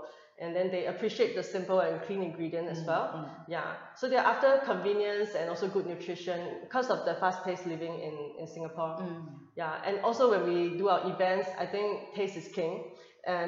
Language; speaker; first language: English; non-native, local second language; Cantonese